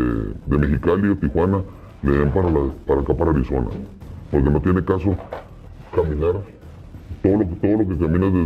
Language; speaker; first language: Spanish; native; Spanish